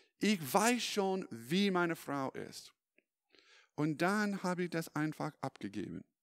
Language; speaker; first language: German; non-native, fluent; English